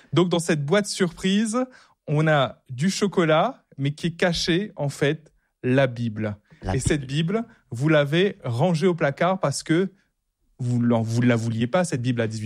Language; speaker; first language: French; native; French